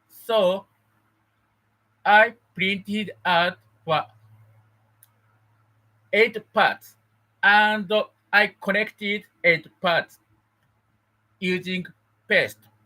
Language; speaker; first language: English; non-native, learner; Japanese